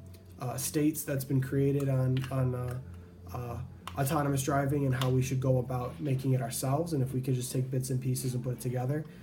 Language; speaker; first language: English; native; English